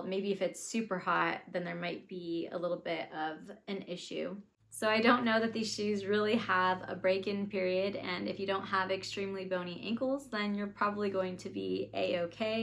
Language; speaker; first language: English; native; English